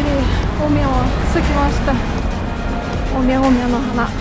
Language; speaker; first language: Japanese; non-native, learner; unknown